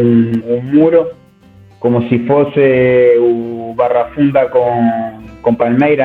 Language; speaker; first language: Portuguese; non-native, learner; Spanish